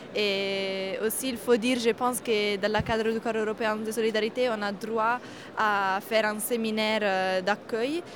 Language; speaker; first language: French; non-native, fluent; Italian